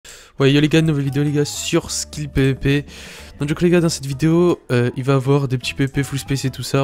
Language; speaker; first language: French; native; French